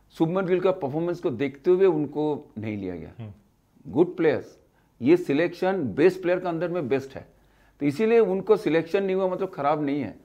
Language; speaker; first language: Hindi; native; Hindi